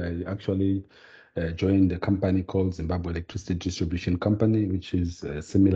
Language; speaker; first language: English; non-native, local second language; Shona